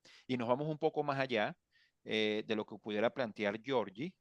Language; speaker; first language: Spanish; native; Spanish